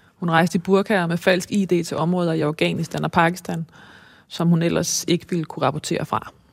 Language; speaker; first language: Danish; native; Danish